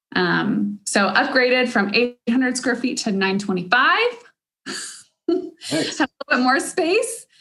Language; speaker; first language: English; native; English